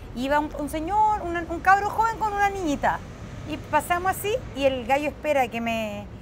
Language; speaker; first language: Spanish; native; Spanish